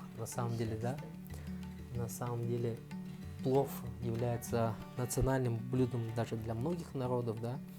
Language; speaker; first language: Russian; early bilingual, other home language; Tajik